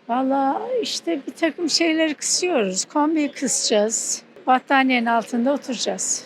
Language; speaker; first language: Turkish; non-native, fluent; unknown